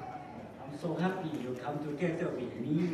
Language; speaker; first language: English; non-native, learner; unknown